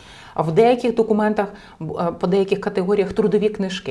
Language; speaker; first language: Ukrainian; native; Ukrainian